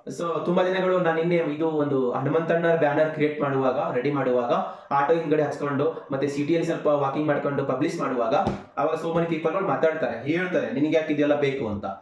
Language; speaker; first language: Kannada; non-native, local second language; Lambadi